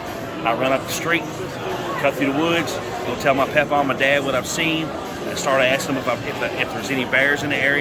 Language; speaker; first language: English; native; English